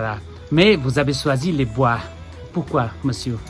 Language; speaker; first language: French; non-native, learner; Nepali